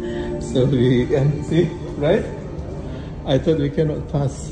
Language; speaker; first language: English; non-native, fluent; Indonesian